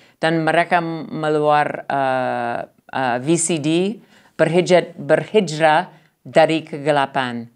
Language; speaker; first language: Indonesian; non-native, learner; English